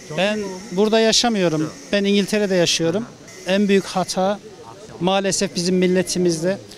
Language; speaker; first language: Turkish; native; Turkish